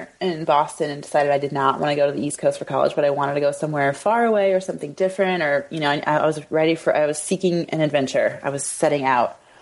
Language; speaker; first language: English; native; English